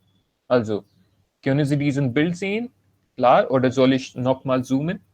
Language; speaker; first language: German; non-native, learner; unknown